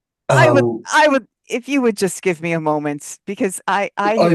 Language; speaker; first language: English; native; English